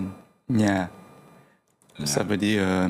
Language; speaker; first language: French; non-native, learner; Vietnamese